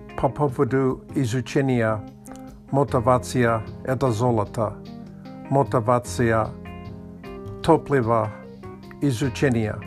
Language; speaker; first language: Russian; non-native, learner; Latvian